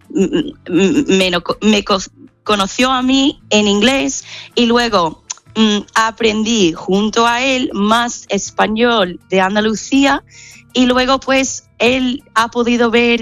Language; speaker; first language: Spanish; non-native, fluent; English